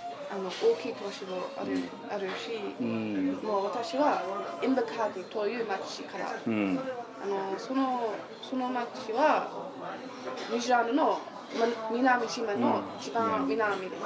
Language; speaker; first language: Japanese; non-native, learner; English